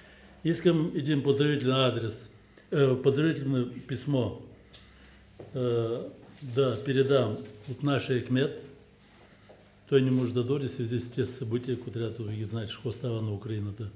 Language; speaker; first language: Bulgarian; early bilingual, heritage; Bulgarian